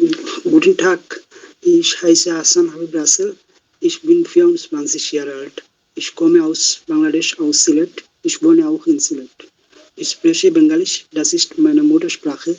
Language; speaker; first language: German; non-native, learner; Bangla